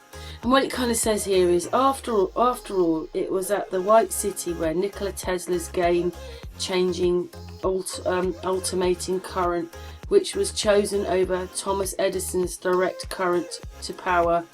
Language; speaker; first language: English; native; English